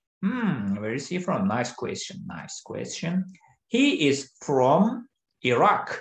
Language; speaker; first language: English; non-native, fluent; Turkish